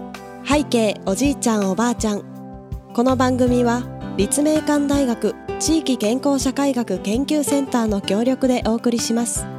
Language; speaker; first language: Japanese; native; Japanese